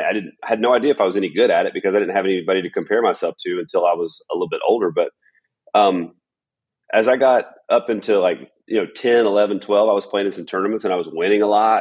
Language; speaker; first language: English; native; English